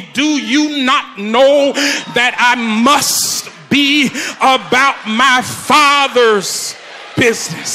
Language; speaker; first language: English; native; English